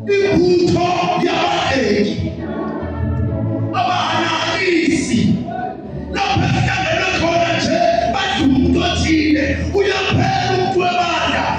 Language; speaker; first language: Zulu; non-native, local second language; Xhosa